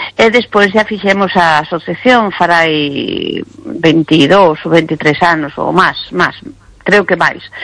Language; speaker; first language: Galician; non-native, local second language; Spanish